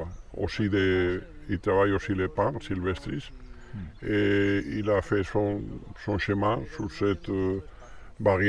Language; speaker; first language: French; non-native, learner; Spanish